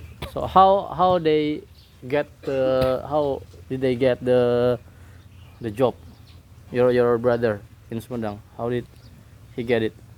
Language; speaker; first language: English; non-native, learner; Indonesian